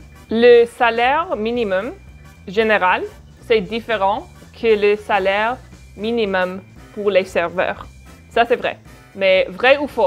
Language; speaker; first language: French; non-native, fluent; English